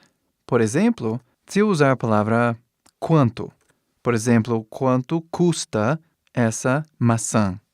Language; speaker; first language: Portuguese; non-native, fluent; English